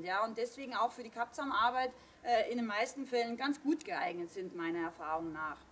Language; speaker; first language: German; native; German